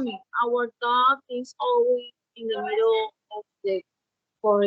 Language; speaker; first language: English; non-native, learner; Spanish